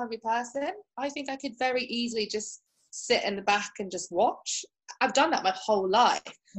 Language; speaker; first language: English; native; English